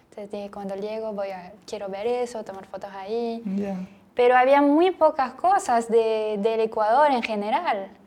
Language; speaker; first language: Spanish; non-native, fluent; French